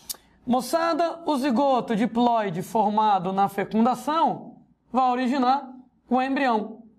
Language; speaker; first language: Portuguese; native; Portuguese